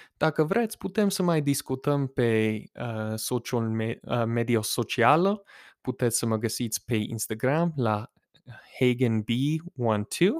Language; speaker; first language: Romanian; non-native, fluent; English